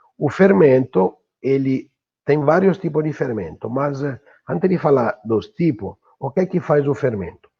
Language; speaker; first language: Portuguese; non-native, fluent; Italian